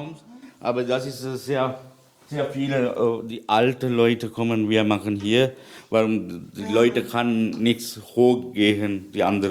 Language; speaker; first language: German; non-native, learner; Sinhala